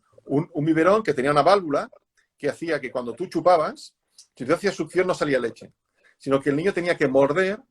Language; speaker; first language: Spanish; native; Spanish